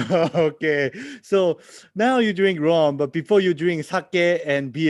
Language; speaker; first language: English; non-native, learner; Korean